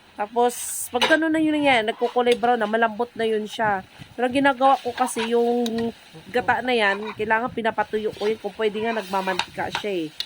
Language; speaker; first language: Filipino; non-native, local second language; Cebuano